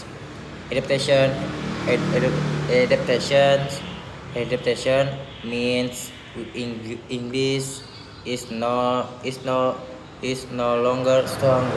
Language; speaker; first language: English; non-native, learner; Indonesian